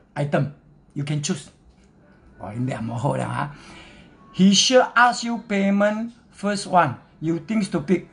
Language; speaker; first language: English; non-native, local second language; Chinese